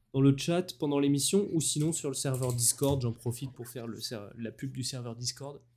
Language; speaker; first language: French; native; French